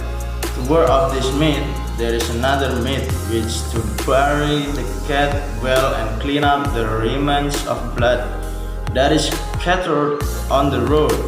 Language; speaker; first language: English; non-native, learner; Indonesian